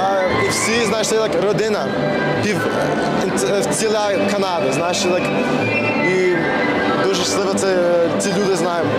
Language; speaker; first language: Ukrainian; early bilingual, heritage; English